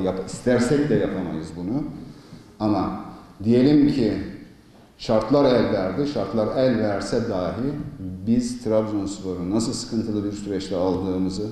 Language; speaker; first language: Turkish; native; Turkish